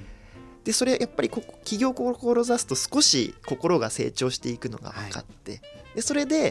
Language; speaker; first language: Japanese; native; Japanese